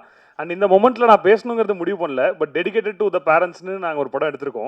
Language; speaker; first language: Tamil; native; Tamil